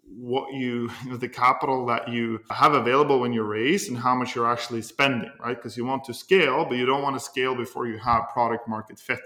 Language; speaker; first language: English; non-native, fluent; Norwegian